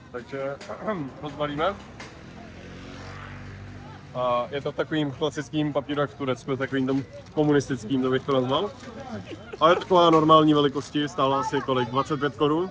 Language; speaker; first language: Czech; native; Czech